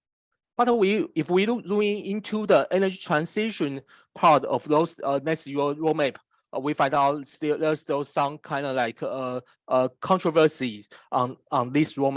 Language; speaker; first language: English; non-native, fluent; Chinese